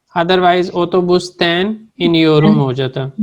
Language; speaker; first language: Turkish; non-native, fluent; Urdu